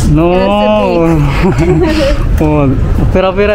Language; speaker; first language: Japanese; non-native, learner; Indonesian